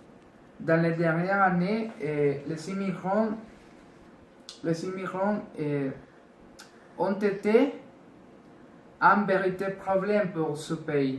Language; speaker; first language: French; non-native, learner; Spanish